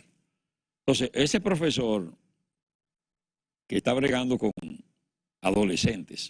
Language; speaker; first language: Spanish; native; Spanish